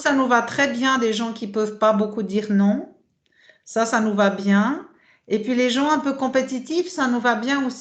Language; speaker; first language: French; native; French